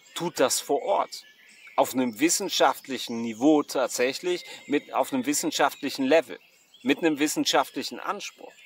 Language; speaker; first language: German; native; German